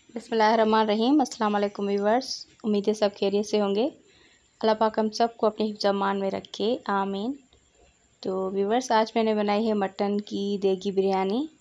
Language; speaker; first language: Urdu; non-native, local second language; Sindhi